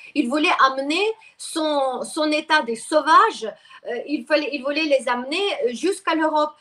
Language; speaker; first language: French; non-native, fluent; Russian